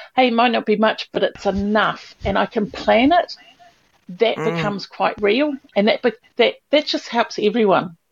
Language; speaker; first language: English; native; English